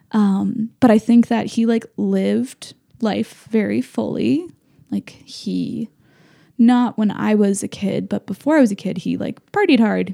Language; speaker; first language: English; native; English